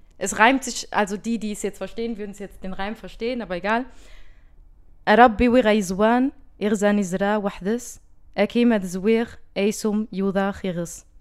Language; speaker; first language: German; early bilingual, other home language; Berber languages